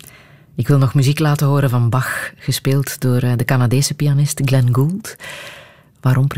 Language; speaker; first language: Dutch; native; Dutch